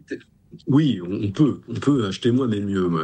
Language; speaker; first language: French; native; French